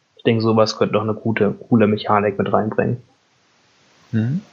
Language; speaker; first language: German; native; German